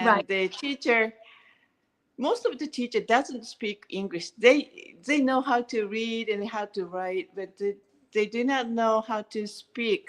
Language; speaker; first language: English; non-native, learner; Japanese